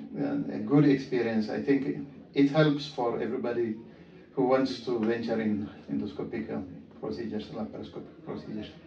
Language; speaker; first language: English; non-native, fluent; Amharic